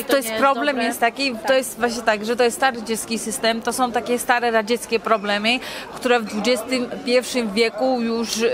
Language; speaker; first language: Polish; non-native, fluent; Georgian